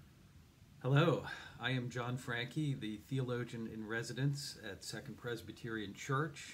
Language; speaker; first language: English; native; English